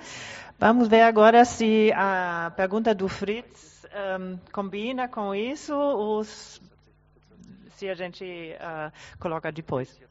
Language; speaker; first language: Portuguese; non-native, fluent; German